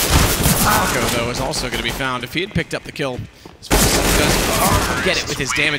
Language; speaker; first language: English; native; English